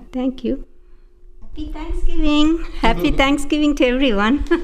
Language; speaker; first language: English; non-native, local second language; Tamil